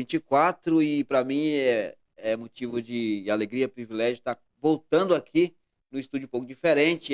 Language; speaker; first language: Portuguese; native; Portuguese